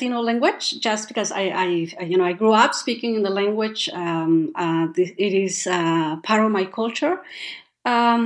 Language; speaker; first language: English; non-native, fluent; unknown